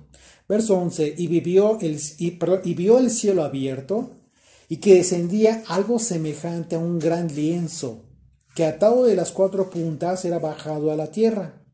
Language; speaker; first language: Spanish; native; Spanish